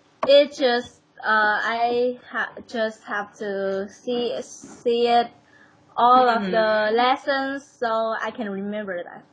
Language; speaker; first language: English; non-native, learner; Vietnamese